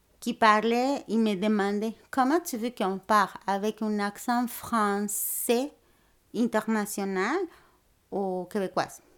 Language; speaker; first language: French; non-native, fluent; Spanish